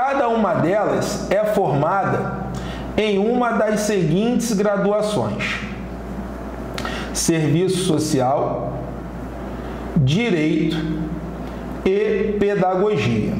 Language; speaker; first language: Portuguese; native; Portuguese